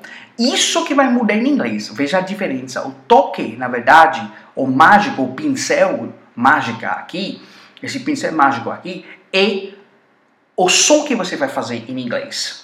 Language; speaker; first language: Portuguese; non-native, fluent; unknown